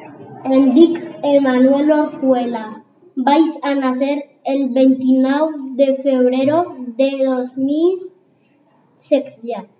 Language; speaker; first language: Catalan; non-native, learner; Spanish